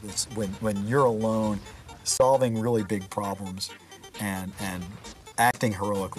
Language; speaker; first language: English; native; English